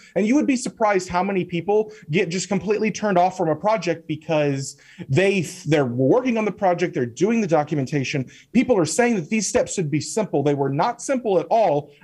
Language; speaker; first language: English; native; English